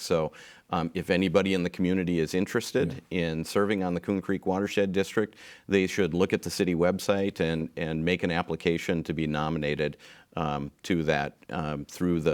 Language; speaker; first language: English; native; English